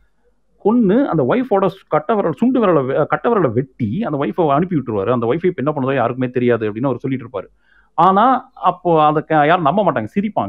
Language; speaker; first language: Tamil; native; Tamil